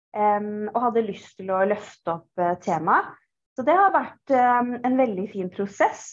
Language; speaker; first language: Norwegian; early bilingual, other home language; Persian